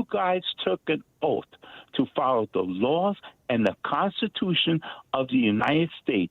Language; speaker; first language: English; native; English